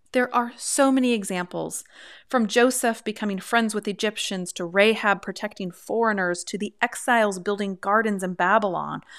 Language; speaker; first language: English; native; English